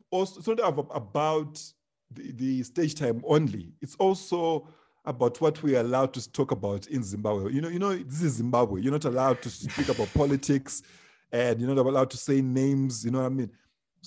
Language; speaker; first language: English; non-native, local second language; Shona